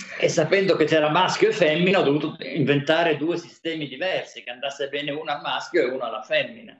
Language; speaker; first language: Italian; native; Italian